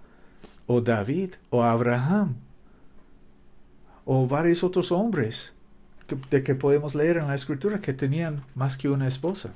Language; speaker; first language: Spanish; non-native, learner; English